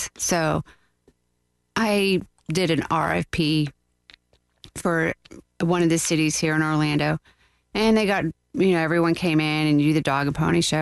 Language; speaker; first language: English; native; English